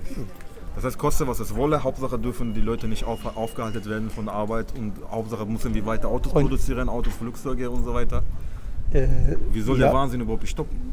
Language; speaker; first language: German; non-native, fluent; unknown